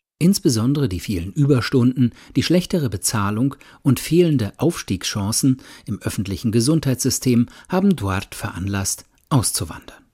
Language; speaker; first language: German; native; German